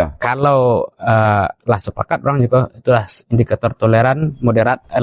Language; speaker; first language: Indonesian; non-native, local second language; Minangkabau